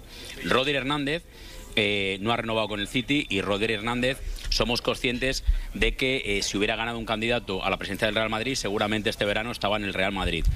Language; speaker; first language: Spanish; native; Spanish